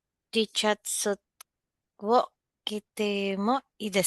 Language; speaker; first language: Japanese; non-native, learner; Filipino